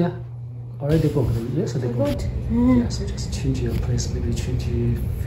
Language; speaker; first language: English; non-native, learner; Chinese